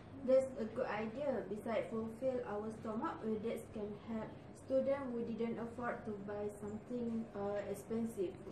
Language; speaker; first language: English; non-native, local second language; Malay